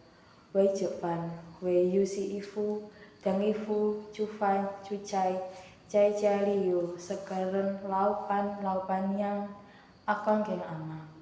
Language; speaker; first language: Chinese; non-native, learner; Indonesian